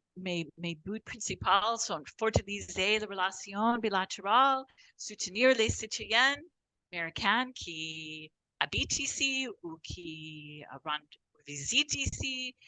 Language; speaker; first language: French; non-native, fluent; English